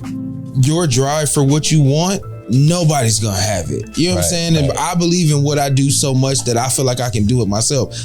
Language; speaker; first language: English; native; English